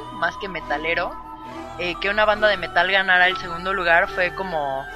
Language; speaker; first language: Spanish; native; Spanish